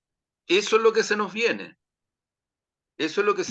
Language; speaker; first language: Spanish; native; Spanish